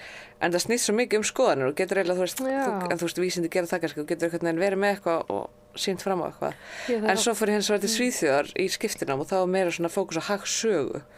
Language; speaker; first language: Icelandic; native; Icelandic